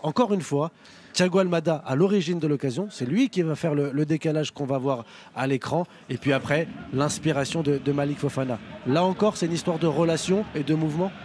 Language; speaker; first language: French; native; French